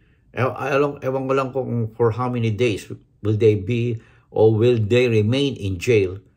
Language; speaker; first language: English; non-native, local second language; Filipino